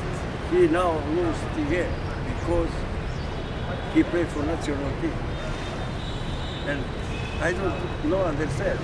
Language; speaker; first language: English; non-native, learner; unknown